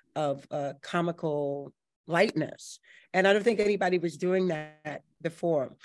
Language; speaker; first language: English; native; English